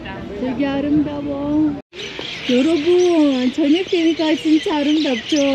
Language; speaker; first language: Korean; non-native, fluent; Uzbek